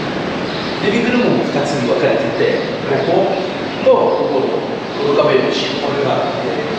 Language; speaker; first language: Japanese; non-native, learner; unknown